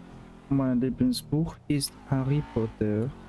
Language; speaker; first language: German; non-native, learner; Russian